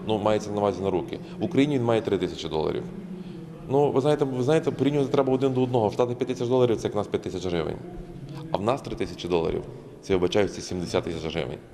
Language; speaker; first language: Ukrainian; native; Ukrainian